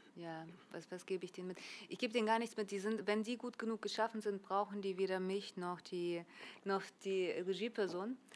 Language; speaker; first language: German; early bilingual, other home language; Russian